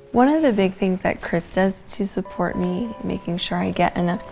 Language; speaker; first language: English; native; English